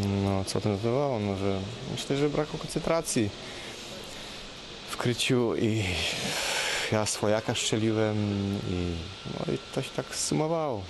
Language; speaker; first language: Polish; early bilingual, heritage; Polish